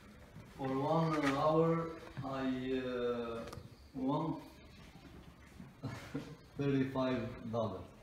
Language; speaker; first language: English; non-native, learner; Albanian